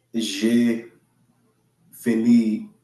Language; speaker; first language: French; non-native, learner; English